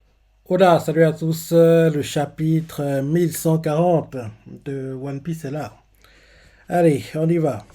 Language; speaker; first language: French; native; French